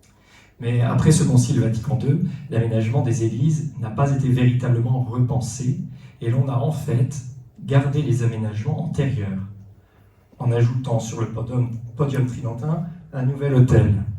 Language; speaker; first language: French; native; French